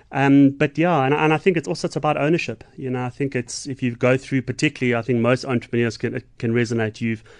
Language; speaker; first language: English; native; English